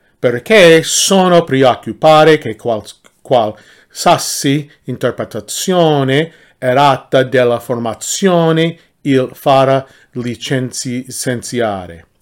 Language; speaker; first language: Italian; non-native, learner; English